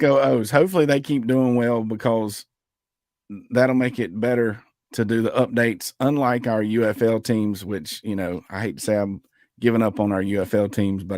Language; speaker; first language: English; native; English